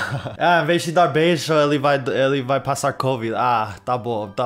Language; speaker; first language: Portuguese; non-native, learner; English